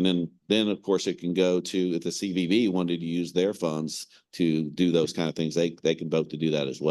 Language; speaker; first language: English; native; English